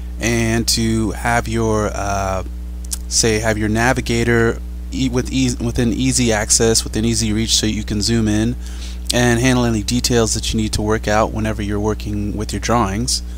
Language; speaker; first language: English; native; English